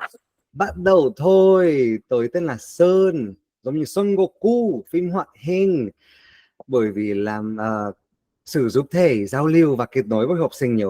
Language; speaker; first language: Vietnamese; non-native, fluent; Spanish